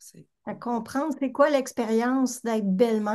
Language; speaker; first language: French; native; French